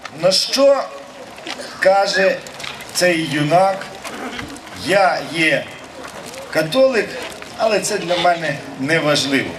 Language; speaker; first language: Ukrainian; native; Ukrainian